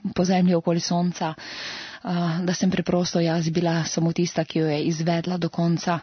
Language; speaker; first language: Slovenian; native; Slovenian